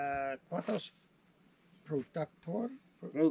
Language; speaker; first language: Spanish; non-native, learner; English